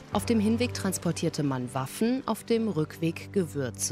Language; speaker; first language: German; native; German